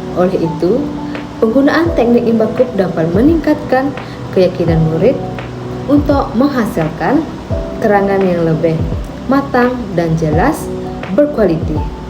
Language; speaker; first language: Malay; non-native, local second language; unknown